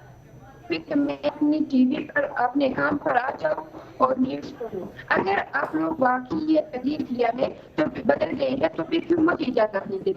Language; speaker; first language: Hindi; non-native, fluent; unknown